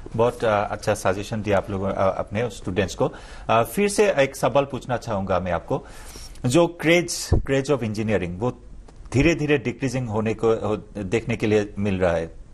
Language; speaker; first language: Hindi; non-native, local second language; Assamese